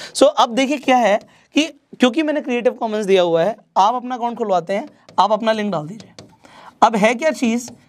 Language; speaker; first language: Hindi; non-native, local second language; Marathi